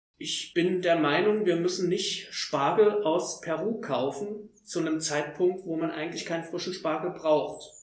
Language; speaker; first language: German; native; German